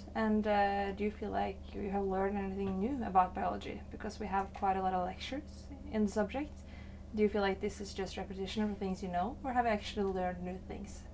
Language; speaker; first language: English; non-native, fluent; Norwegian